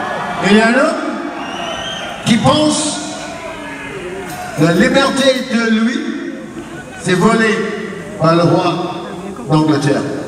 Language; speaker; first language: French; non-native, learner; English